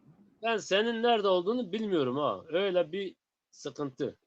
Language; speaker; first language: Turkish; non-native, local second language; Zaza